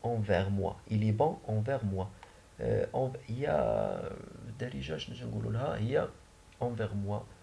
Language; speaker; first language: French; non-native, local second language; Arabic